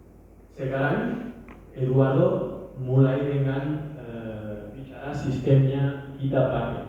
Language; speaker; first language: Indonesian; non-native, learner; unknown